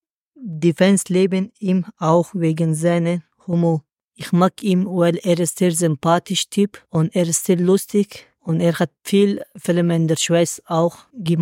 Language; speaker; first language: German; non-native, learner; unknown